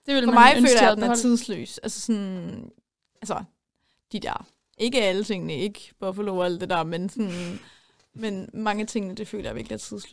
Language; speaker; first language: Danish; native; Danish